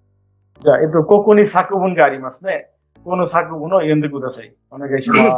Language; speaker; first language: Japanese; non-native, fluent; Bangla